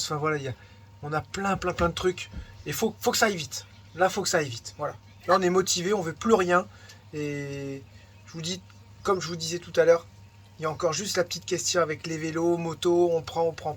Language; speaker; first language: French; native; French